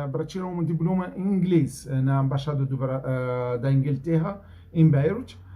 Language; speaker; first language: Portuguese; non-native, learner; Arabic